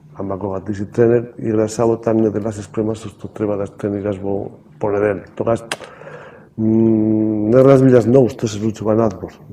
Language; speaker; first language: Macedonian; non-native, learner; Spanish